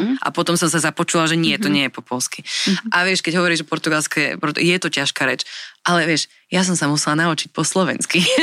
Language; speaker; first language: Slovak; early bilingual, other home language; English